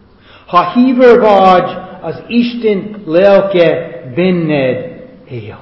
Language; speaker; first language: Hungarian; non-native, fluent; English